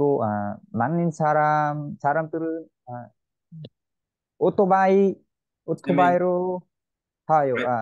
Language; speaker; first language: Korean; non-native, learner; Vietnamese